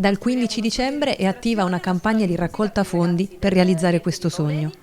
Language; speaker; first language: Italian; native; Italian